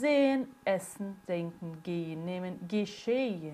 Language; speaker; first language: German; non-native, fluent; Portuguese